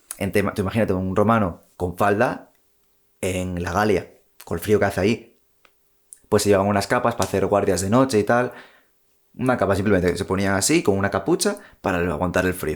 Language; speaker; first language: Spanish; native; Spanish